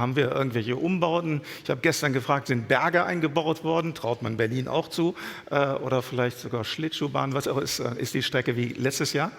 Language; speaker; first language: German; native; German